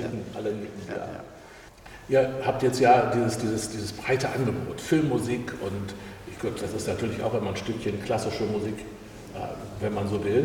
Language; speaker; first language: German; native; German